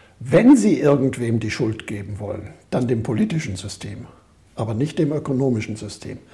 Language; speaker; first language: German; native; German